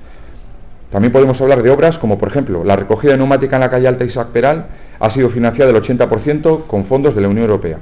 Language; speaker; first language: Spanish; native; Spanish